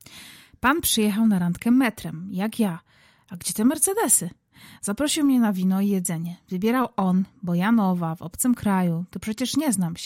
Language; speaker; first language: Polish; native; Polish